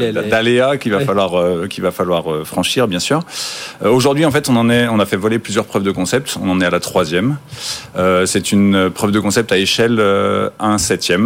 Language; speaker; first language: French; native; French